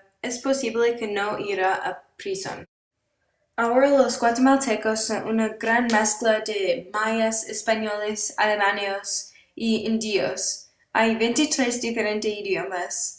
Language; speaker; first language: Spanish; non-native, learner; English